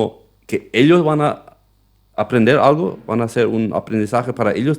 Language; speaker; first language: Spanish; non-native, local second language; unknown